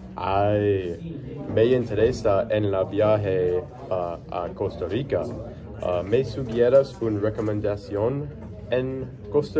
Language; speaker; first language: Spanish; non-native, learner; English